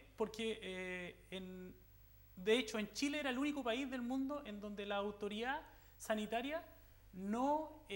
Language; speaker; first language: Spanish; native; Spanish